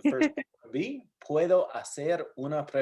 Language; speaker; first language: Spanish; non-native, fluent; English